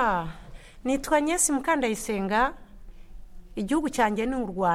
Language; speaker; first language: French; non-native, local second language; Kinyarwanda